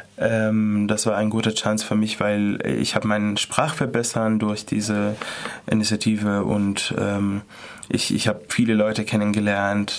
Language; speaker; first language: German; non-native, fluent; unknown